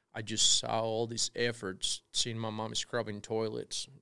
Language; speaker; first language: English; non-native, fluent; Spanish